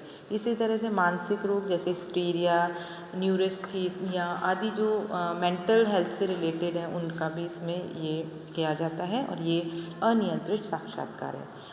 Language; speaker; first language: Hindi; native; Hindi